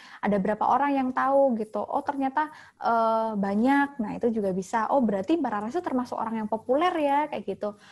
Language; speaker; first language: Indonesian; native; Indonesian